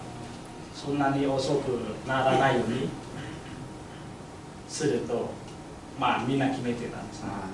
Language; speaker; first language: Japanese; non-native, learner; Vietnamese